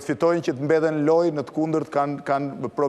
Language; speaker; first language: Albanian; native; Albanian